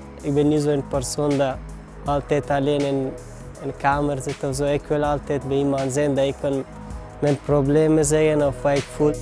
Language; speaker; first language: Dutch; non-native, fluent; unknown